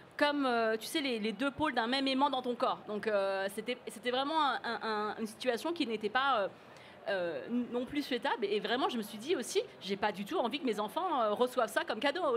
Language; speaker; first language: French; early bilingual, other home language; Cantonese